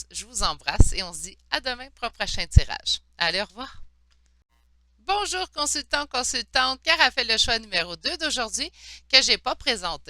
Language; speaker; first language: French; native; French